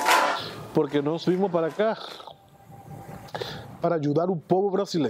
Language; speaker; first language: Portuguese; non-native, fluent; Spanish